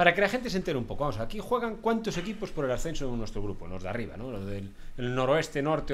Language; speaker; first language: Spanish; native; Spanish